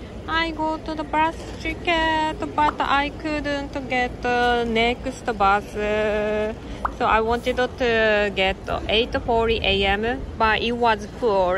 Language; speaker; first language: English; non-native, learner; Japanese